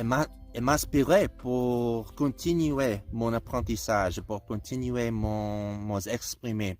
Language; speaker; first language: French; non-native, learner; English